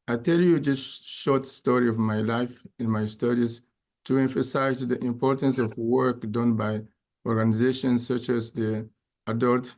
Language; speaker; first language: English; non-native, fluent; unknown